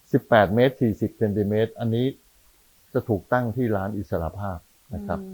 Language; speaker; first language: Thai; native; Thai